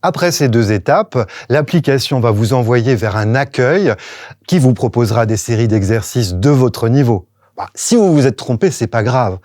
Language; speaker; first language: French; native; French